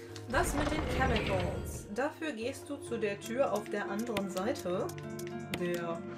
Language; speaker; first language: German; native; German